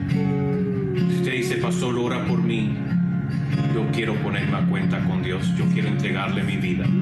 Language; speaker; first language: Spanish; early bilingual, other home language; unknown